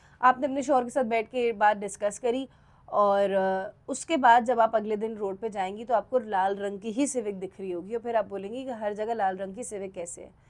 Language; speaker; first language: Urdu; native; Urdu